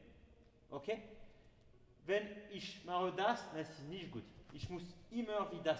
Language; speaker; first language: German; non-native, learner; French